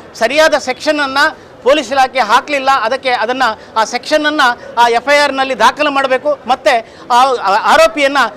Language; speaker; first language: Kannada; native; Kannada